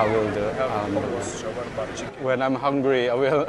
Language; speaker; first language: English; non-native, learner; Indonesian